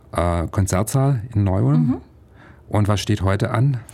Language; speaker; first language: German; native; German